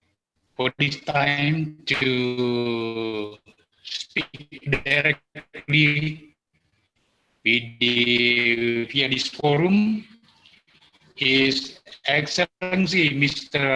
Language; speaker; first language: English; non-native, learner; Indonesian